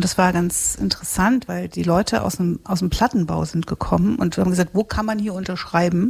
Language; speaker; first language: German; native; German